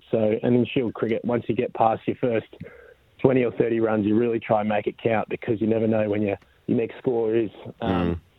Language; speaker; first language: English; native; English